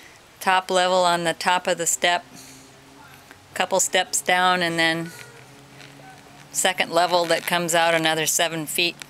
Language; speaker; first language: English; native; English